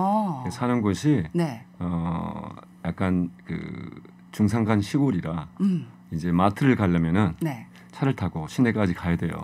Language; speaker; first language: Korean; native; Korean